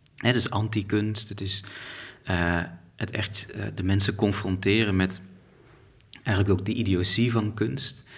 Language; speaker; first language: Dutch; native; Dutch